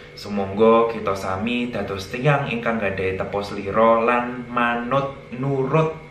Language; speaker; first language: Javanese; non-native, local second language; Indonesian